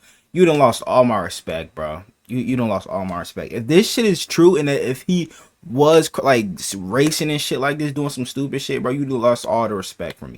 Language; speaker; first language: English; native; English